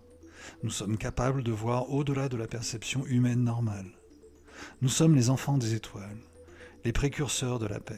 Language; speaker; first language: French; native; French